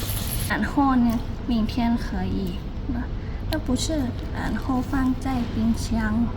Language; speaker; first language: Chinese; non-native, learner; Mongolian